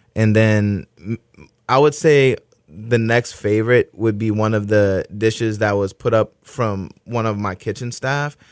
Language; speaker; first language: English; native; English